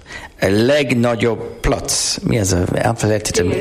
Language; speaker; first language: Hungarian; non-native, learner; English